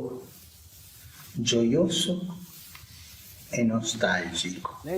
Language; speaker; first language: Italian; non-native, fluent; Spanish